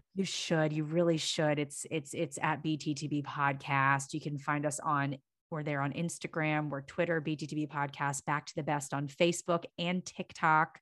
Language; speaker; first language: English; native; English